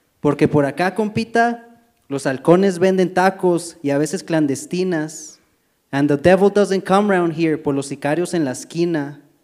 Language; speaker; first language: Spanish; early bilingual, heritage; Spanish